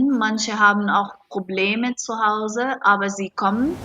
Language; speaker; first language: German; non-native, fluent; Arabic